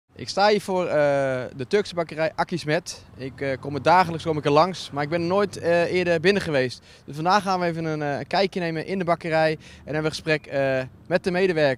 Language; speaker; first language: Dutch; native; Dutch